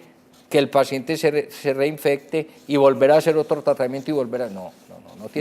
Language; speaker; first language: Spanish; native; Spanish